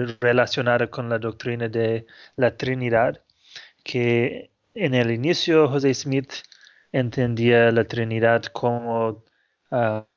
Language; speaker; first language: Spanish; non-native, fluent; English